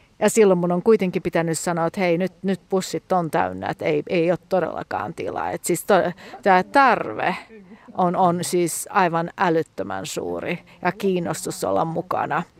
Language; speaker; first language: Finnish; early bilingual, heritage; Finnish